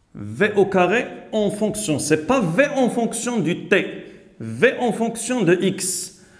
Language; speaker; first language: French; non-native, local second language; Arabic